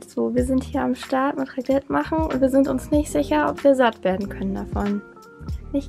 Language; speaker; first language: German; native; German